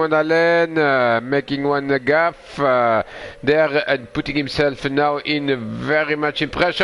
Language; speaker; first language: English; non-native, fluent; Portuguese